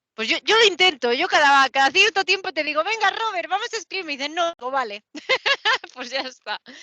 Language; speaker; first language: Spanish; native; Spanish